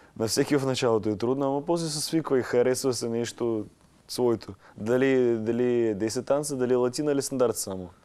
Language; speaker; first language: Bulgarian; non-native, fluent; Russian